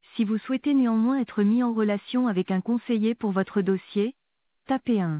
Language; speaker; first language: French; native; French